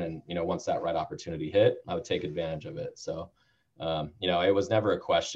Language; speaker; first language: English; native; English